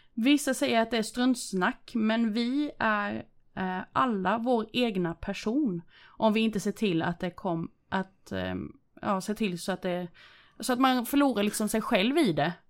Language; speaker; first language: Swedish; early bilingual, other home language; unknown